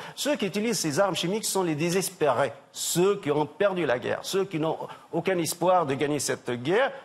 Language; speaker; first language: French; non-native, local second language; Arabic